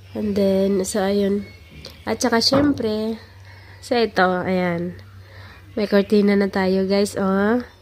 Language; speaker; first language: Filipino; non-native, local second language; Cebuano